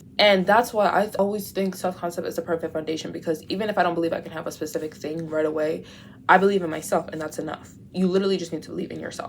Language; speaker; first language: English; native; English